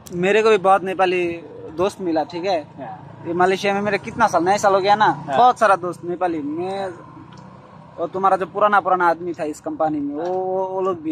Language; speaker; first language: Hindi; non-native, learner; Bangla